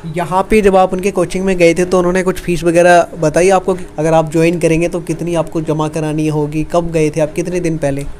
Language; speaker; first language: Hindi; native; Hindi